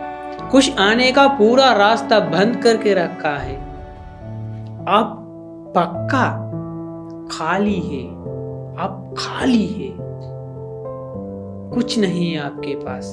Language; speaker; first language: Hindi; non-native, fluent; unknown